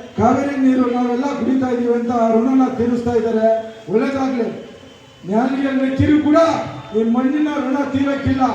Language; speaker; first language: Kannada; native; Kannada